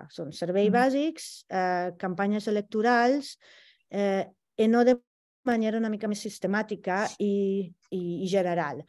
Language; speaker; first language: Catalan; non-native, fluent; Italian